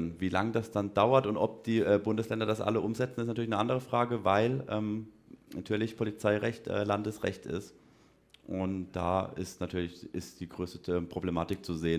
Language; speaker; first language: German; native; German